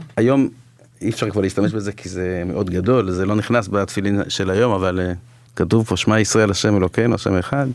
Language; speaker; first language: Hebrew; native; Hebrew